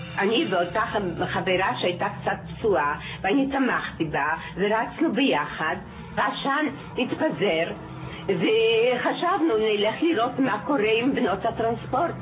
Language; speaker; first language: Hebrew; non-native, fluent; Polish